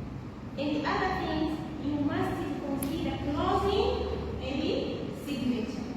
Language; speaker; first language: English; non-native, local second language; Swahili